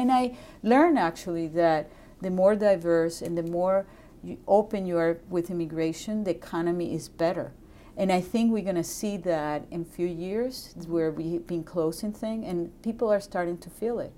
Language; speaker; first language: English; non-native, fluent; Spanish